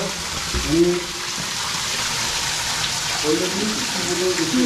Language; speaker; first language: Turkish; non-native, learner; Persian